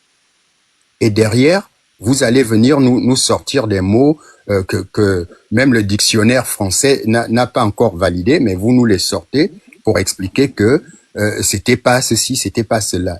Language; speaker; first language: French; non-native, local second language; Fang